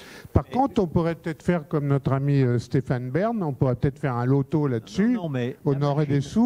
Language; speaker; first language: French; native; French